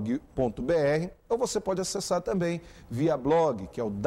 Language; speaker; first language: Portuguese; native; Portuguese